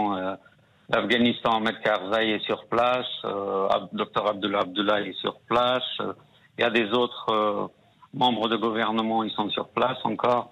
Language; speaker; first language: French; non-native, fluent; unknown